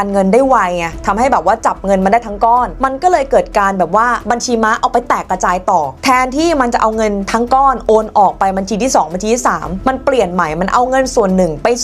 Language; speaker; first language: Thai; native; Thai